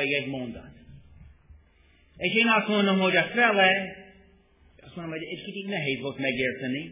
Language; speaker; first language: Hungarian; non-native, fluent; English